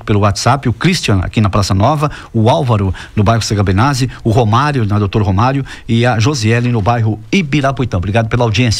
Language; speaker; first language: Portuguese; native; Portuguese